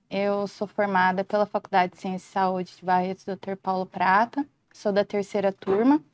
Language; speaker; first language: Portuguese; native; Portuguese